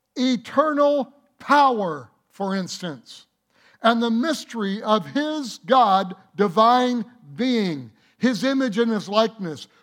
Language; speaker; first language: English; native; English